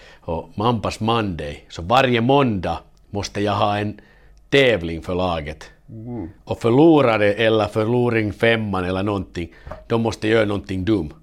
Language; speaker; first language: Swedish; non-native, learner; Finnish